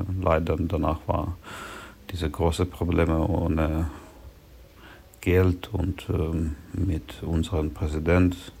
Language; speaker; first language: German; non-native, learner; Ukrainian